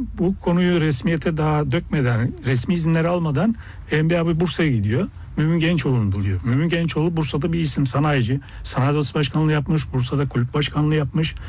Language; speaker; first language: Turkish; native; Turkish